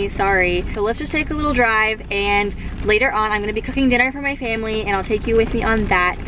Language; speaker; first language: English; native; English